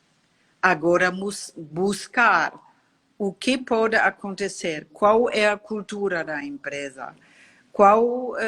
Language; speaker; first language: Portuguese; non-native, learner; German